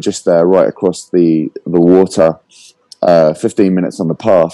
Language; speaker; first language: English; native; English